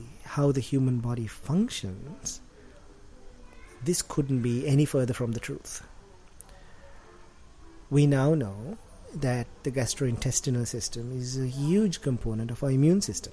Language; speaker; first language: English; non-native, local second language; Sinhala